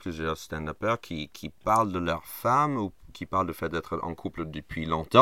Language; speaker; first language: French; non-native, fluent; English